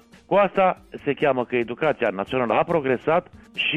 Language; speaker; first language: Romanian; native; Romanian